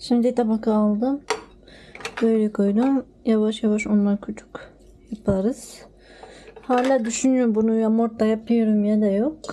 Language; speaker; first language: Turkish; non-native, learner; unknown